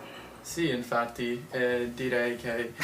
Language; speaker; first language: Italian; non-native, learner; English